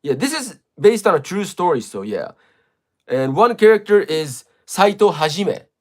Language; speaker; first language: English; non-native, fluent; Japanese